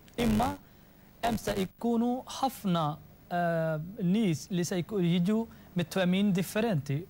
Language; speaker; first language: Maltese; non-native, fluent; Urdu